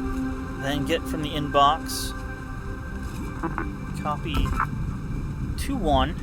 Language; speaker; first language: English; native; English